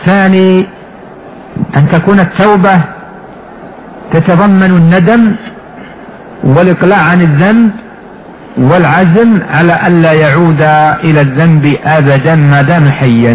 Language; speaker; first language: Arabic; native; Arabic